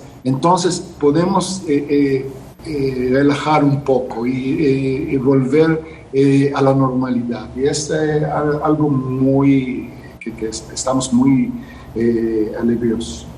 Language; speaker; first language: Spanish; non-native, fluent; Hebrew